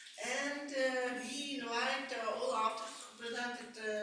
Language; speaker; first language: English; non-native, learner; Ukrainian